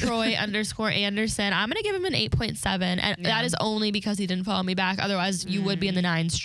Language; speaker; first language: English; native; English